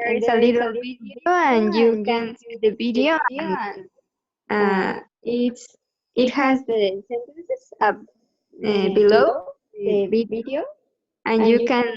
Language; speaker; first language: English; non-native, learner; Spanish